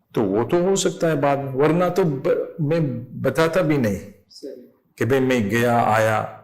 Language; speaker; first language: Urdu; non-native, fluent; English